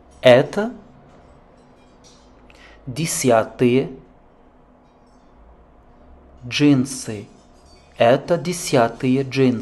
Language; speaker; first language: Russian; non-native, fluent; French